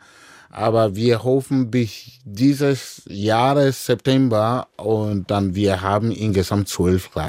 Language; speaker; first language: German; non-native, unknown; Dyula